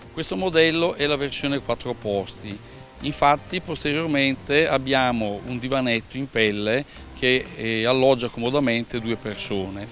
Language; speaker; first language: Italian; native; Italian